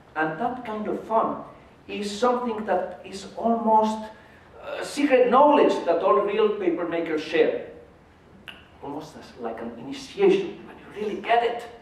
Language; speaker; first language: English; non-native, fluent; Spanish